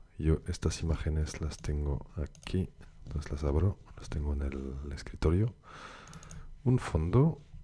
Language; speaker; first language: Spanish; native; Spanish